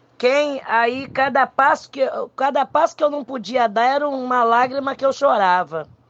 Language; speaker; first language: Portuguese; native; Portuguese